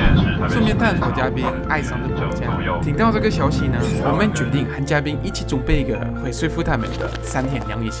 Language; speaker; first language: Chinese; native; Chinese